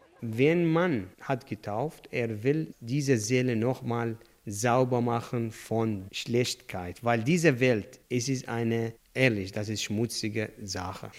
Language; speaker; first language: German; non-native, learner; Arabic